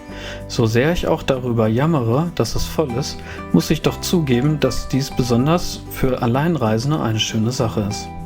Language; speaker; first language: German; native; German